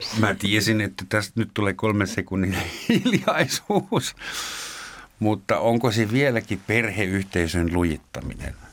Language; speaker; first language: Finnish; non-native, fluent; German